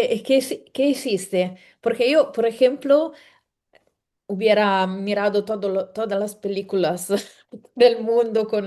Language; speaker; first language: Spanish; non-native, fluent; Italian